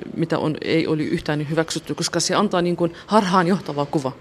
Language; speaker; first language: Finnish; non-native, fluent; Arabic